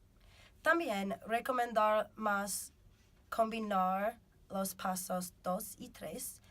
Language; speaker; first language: Spanish; non-native, fluent; English